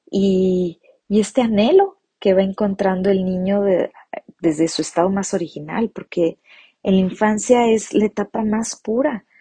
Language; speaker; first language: Spanish; native; Spanish